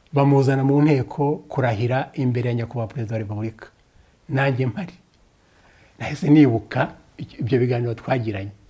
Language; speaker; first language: Kinyarwanda; early bilingual, heritage; Kinyarwanda